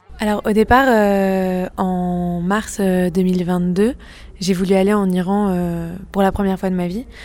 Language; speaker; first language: French; native; French